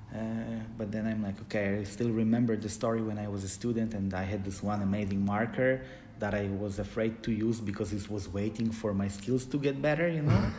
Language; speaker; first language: English; non-native, fluent; Polish